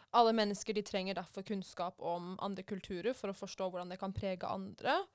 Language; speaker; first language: Norwegian; early bilingual, other home language; Persian